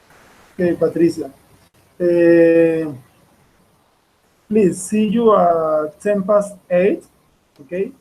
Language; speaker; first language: English; non-native, fluent; Spanish